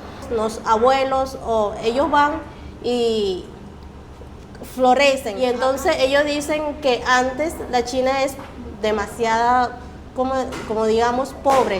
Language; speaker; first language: Spanish; early bilingual, other home language; Chinese